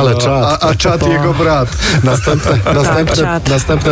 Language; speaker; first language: Polish; native; Polish